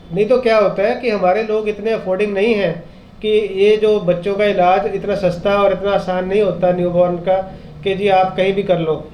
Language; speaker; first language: Hindi; non-native, local second language; Punjabi